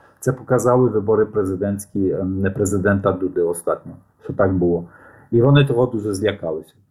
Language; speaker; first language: Ukrainian; non-native, fluent; Polish